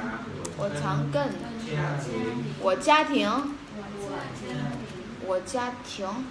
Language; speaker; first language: Chinese; non-native, fluent; Vietnamese